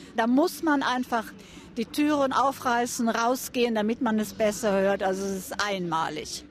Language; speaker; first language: German; native; German